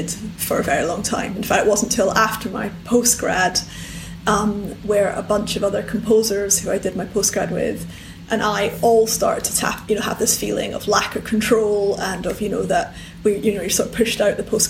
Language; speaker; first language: English; native; English